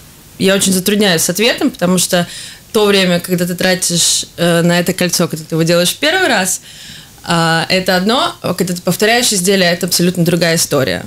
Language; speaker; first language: Russian; native; Russian